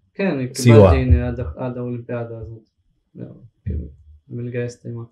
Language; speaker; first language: Hebrew; early bilingual, other home language; Ukrainian